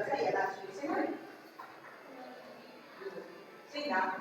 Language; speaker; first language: Basque; non-native, local second language; Spanish